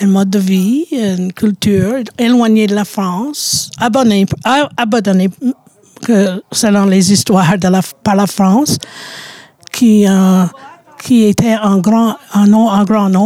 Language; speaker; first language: French; native; French